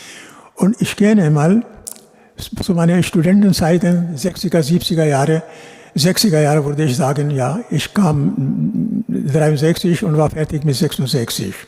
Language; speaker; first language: German; non-native, fluent; Urdu